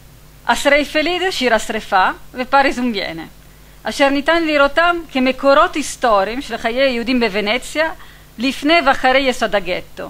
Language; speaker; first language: Hebrew; non-native, fluent; Italian